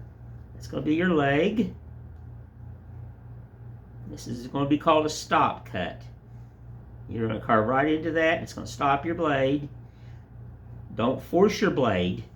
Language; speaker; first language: English; native; English